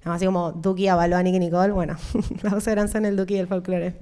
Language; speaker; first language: Spanish; native; Spanish